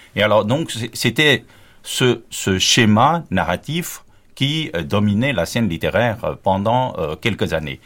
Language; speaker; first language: French; non-native, fluent; Chinese